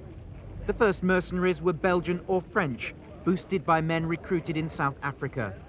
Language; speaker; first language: English; native; English